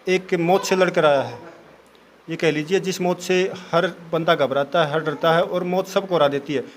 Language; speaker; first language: Hindi; native; Hindi